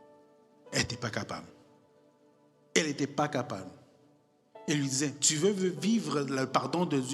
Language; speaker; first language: French; non-native, fluent; Spanish